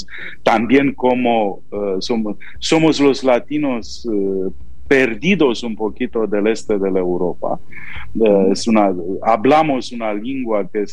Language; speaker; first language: Spanish; non-native, fluent; Romanian